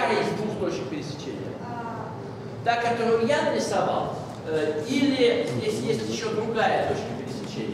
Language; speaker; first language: Russian; native; Russian